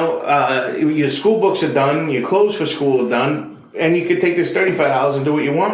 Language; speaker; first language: English; native; English